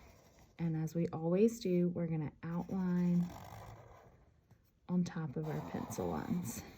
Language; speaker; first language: English; native; English